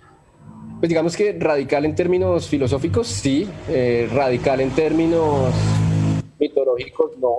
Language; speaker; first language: Spanish; native; Spanish